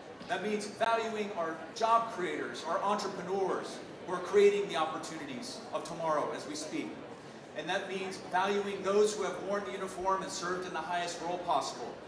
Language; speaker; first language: English; early bilingual, other home language; Spanish